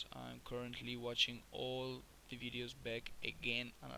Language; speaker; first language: English; non-native, fluent; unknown